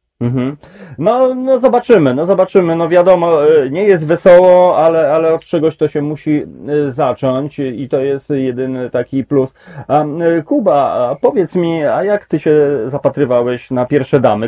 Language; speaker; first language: Polish; native; Polish